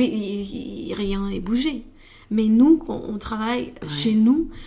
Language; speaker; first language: French; non-native, learner; Romanian